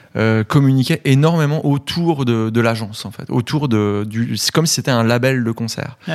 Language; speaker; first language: French; native; French